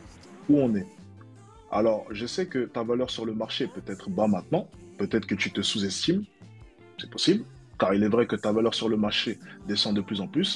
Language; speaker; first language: French; native; French